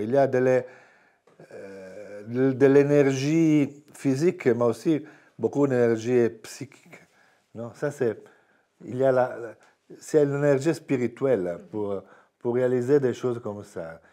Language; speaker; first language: French; non-native, fluent; Italian